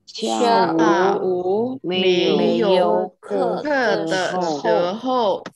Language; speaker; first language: Chinese; non-native, learner; Indonesian